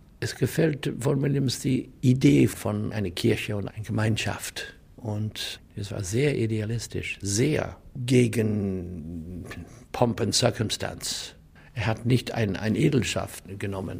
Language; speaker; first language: German; non-native, learner; English